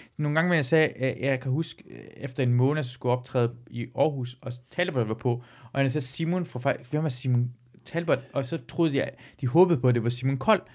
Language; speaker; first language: Danish; early bilingual, other home language; Persian